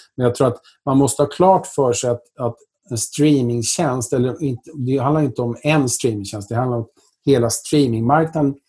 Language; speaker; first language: Swedish; native; Swedish